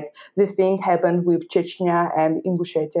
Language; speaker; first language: English; non-native, fluent; Russian